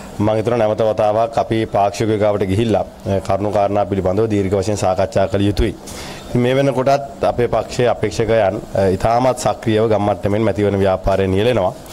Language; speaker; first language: Sinhala; native; Sinhala